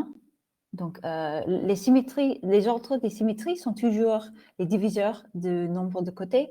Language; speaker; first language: French; non-native, fluent; English